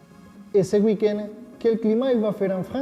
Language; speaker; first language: French; non-native, fluent; Spanish